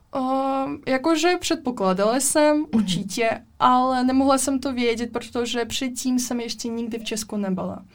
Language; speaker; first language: Czech; non-native, fluent; Russian